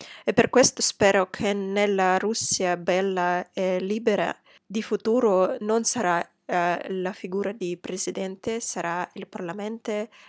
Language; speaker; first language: Italian; non-native, fluent; Russian